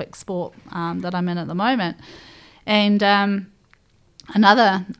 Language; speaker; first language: English; native; English